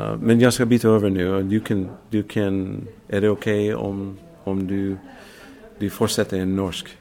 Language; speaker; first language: Swedish; non-native, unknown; English